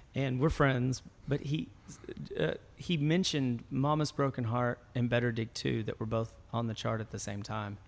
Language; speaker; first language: English; native; English